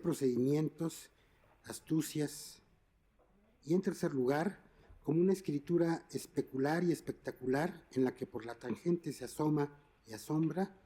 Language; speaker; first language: Spanish; native; Spanish